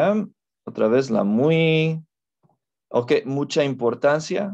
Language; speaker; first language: Spanish; non-native, fluent; English